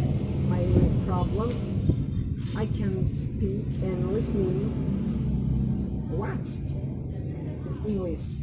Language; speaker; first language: English; non-native, learner; Indonesian